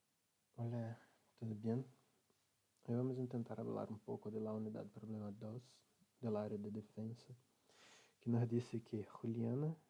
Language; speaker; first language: Spanish; non-native, learner; Portuguese